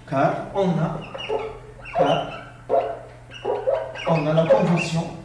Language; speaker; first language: French; non-native, local second language; Arabic